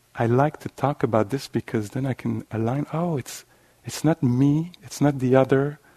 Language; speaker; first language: English; non-native, fluent; French